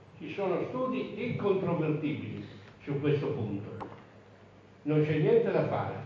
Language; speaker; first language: Italian; native; Italian